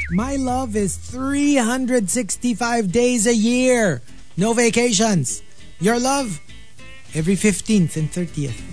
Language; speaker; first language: English; non-native, local second language; Filipino